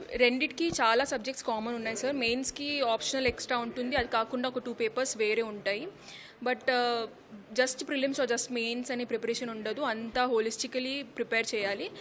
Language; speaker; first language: Telugu; non-native, local second language; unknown